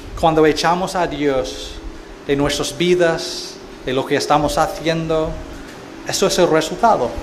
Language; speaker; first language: Spanish; non-native, fluent; English